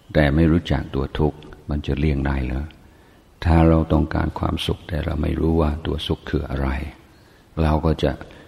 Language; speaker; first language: Thai; non-native, fluent; English